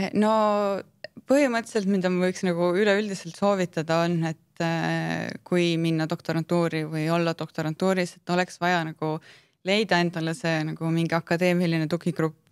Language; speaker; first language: Estonian; native; Estonian